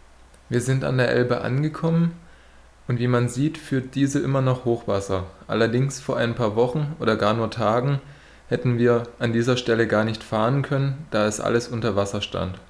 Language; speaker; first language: German; native; German